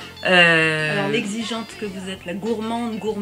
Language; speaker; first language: French; native; French